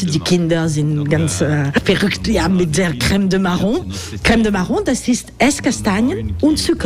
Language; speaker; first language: German; non-native, fluent; French